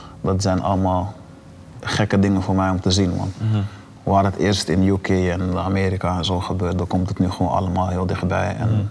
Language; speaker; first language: Dutch; native; Dutch